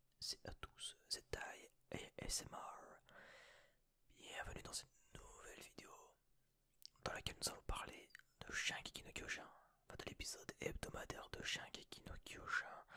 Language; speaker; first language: French; native; French